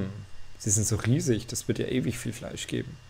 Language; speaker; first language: German; native; German